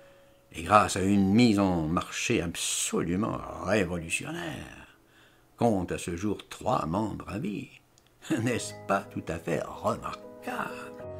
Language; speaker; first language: French; native; French